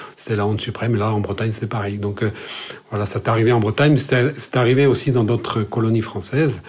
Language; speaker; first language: French; non-native, local second language; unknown